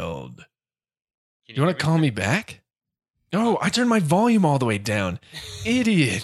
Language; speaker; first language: English; native; English